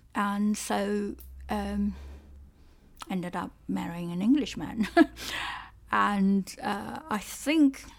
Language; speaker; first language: English; non-native, local second language; Cantonese